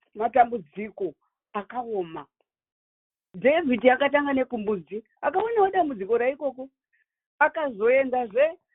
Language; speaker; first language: Shona; non-native, local second language; North Ndebele